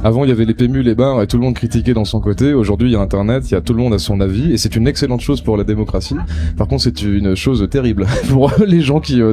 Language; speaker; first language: French; native; French